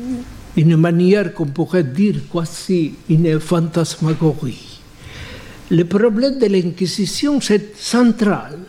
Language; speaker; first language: French; non-native, fluent; Spanish